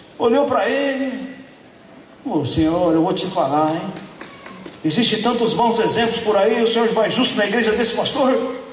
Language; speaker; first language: Portuguese; native; Portuguese